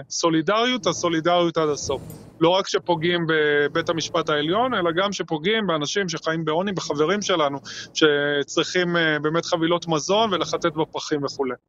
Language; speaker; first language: Hebrew; native; Hebrew